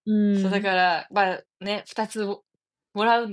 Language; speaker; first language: Japanese; native; Japanese